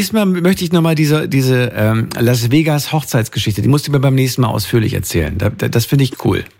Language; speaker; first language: German; native; German